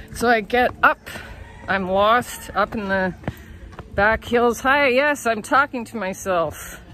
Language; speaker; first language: English; native; English